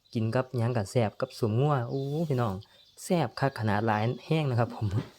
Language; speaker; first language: Thai; native; Thai